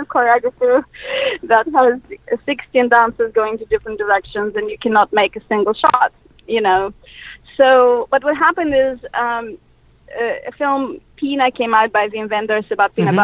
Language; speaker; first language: English; non-native, fluent; Russian